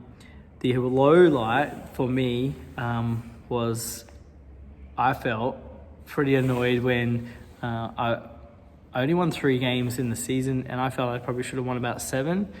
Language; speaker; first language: English; native; English